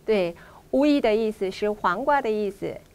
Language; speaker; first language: Chinese; non-native, fluent; Korean